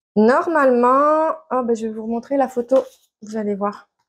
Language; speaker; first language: French; native; French